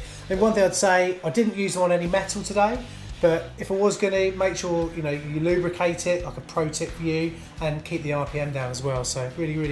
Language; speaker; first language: English; native; English